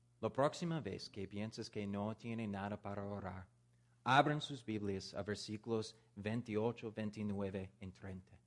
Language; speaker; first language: Spanish; non-native, learner; English